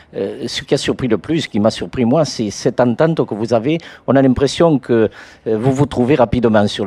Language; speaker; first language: French; native; French